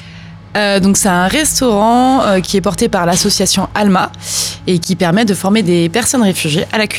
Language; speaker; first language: French; native; French